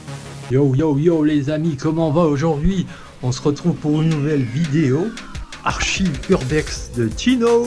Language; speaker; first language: French; native; French